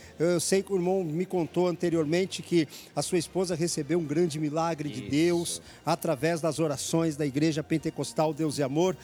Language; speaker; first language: Portuguese; native; Portuguese